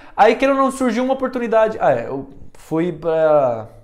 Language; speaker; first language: Portuguese; early bilingual, heritage; Portuguese